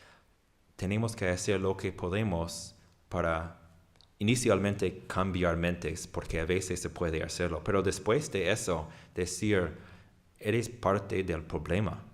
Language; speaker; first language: Spanish; non-native, fluent; English